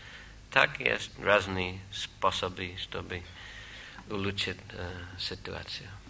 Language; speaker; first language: Russian; non-native, fluent; English